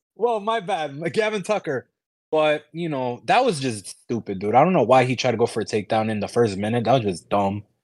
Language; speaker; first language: English; early bilingual, other home language; Spanish